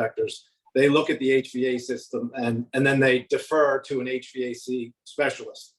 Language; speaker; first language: English; native; English